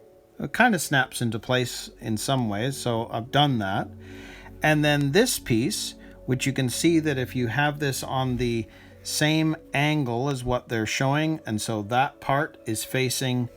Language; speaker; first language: English; native; English